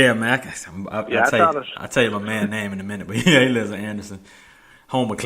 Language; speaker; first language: English; native; English